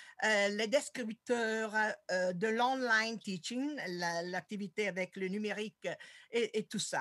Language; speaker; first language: French; non-native, fluent; Italian